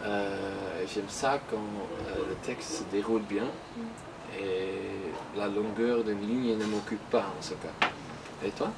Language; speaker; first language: French; non-native, learner; Dutch